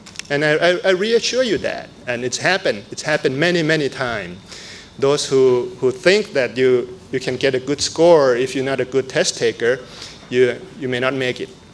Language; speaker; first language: English; non-native, fluent; Thai